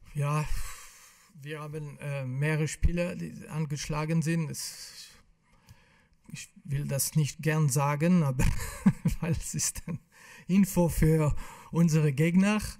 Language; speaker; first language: German; non-native, local second language; French